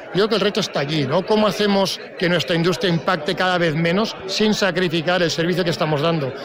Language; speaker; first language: Spanish; non-native, local second language; Catalan